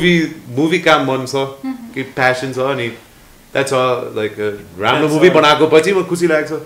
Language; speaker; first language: Nepali; non-native, learner; English